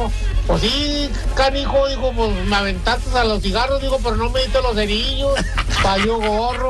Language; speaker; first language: Spanish; native; Spanish